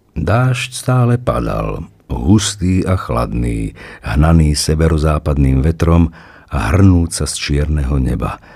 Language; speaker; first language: Slovak; native; Slovak